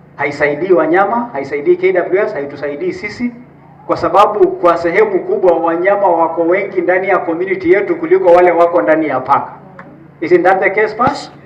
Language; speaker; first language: Swahili; non-native, local second language; Masai